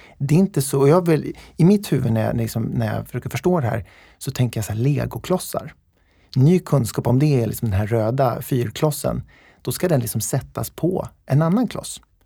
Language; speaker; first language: Swedish; native; Swedish